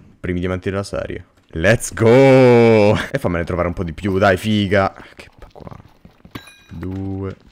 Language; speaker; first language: Italian; native; Italian